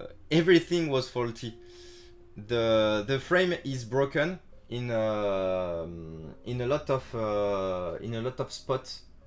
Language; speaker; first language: English; non-native, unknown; French